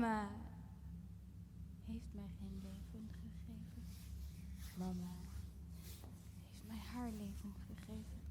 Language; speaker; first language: Dutch; early bilingual, other home language; Kinyarwanda